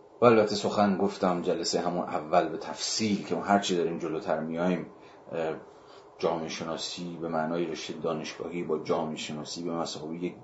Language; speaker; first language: Persian; native; Persian